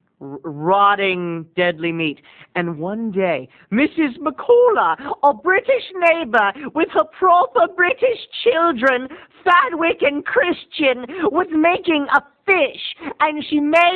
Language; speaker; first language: English; native; English